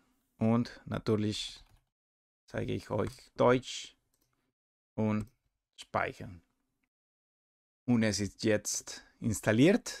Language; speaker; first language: German; non-native, learner; Spanish